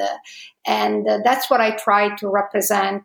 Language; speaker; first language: English; non-native, fluent; Italian